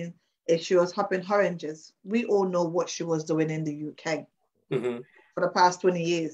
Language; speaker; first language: English; non-native, local second language; Krio